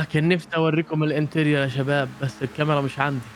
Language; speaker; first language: Arabic; native; Arabic